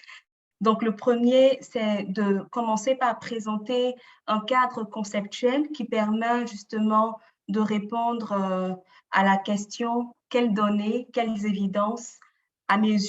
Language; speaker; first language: French; native; French